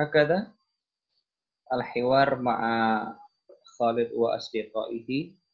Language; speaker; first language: Arabic; non-native, fluent; Indonesian